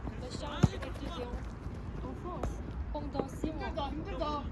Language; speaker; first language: French; non-native, fluent; Korean